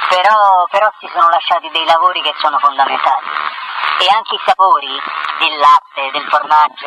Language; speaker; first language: Italian; native; Italian